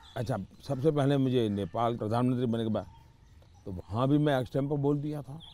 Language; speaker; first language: Hindi; non-native, local second language; Gujarati